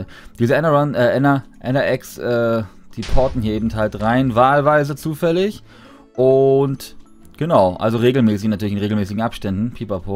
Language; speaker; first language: German; native; German